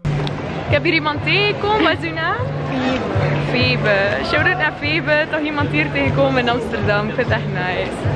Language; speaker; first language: Dutch; native; Dutch